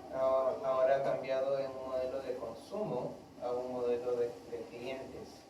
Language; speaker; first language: Spanish; native; Spanish